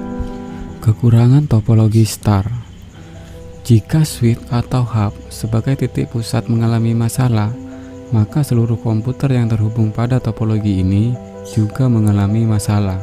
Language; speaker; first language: Indonesian; native; Indonesian